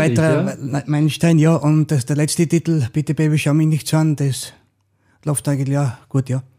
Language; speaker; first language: German; native; German